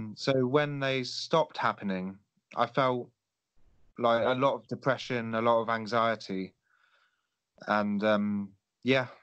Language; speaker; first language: English; native; English